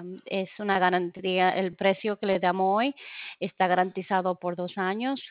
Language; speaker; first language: Spanish; early bilingual, heritage; Spanish